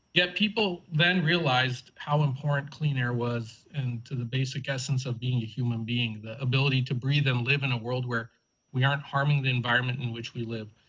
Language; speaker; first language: English; native; English